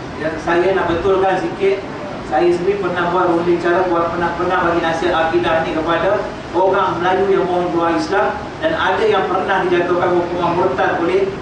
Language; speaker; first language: Malay; non-native, local second language; Tamil